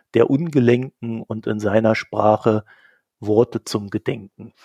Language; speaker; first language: German; native; German